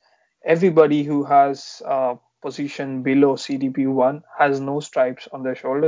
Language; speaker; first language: English; non-native, local second language; Marathi